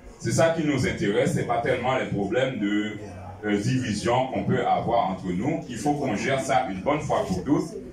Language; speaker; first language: French; non-native, local second language; Haitian Creole